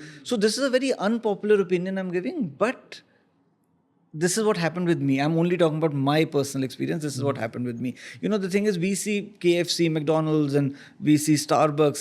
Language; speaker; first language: English; non-native, local second language; Hindi